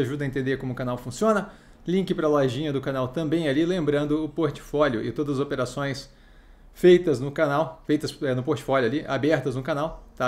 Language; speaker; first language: Portuguese; native; Portuguese